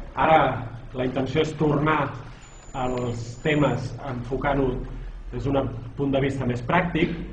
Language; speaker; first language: Catalan; native; Catalan